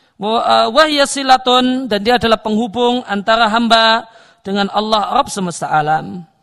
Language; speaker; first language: Indonesian; native; Indonesian